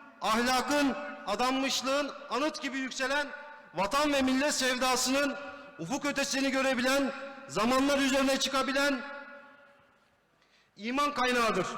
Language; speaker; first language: Turkish; native; Turkish